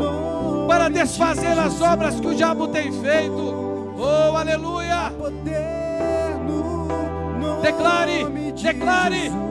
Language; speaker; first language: Portuguese; native; Portuguese